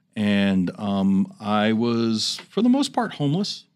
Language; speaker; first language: English; native; English